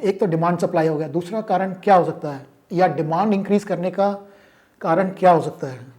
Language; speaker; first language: Hindi; native; Hindi